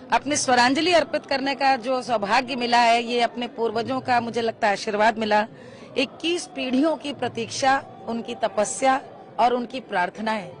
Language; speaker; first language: Hindi; native; Hindi